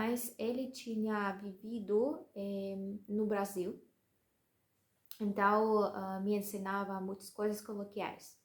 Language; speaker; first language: Portuguese; non-native, learner; Russian